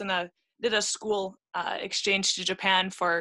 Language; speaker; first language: English; native; English